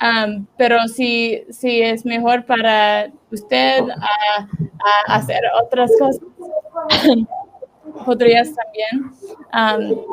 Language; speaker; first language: Spanish; non-native, learner; English